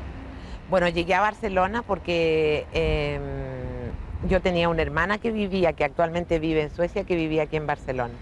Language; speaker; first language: Spanish; native; Spanish